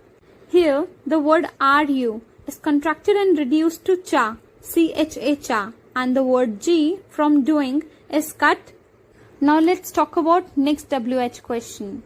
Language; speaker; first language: English; non-native, local second language; Hindi